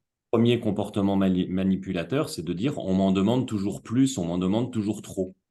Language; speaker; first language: French; native; French